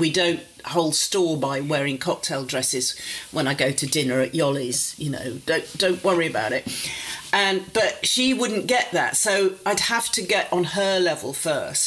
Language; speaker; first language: English; native; English